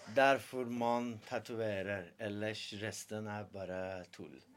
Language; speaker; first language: Norwegian; non-native, learner; Persian